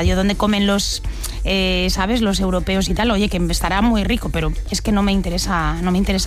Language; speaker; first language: Spanish; native; Spanish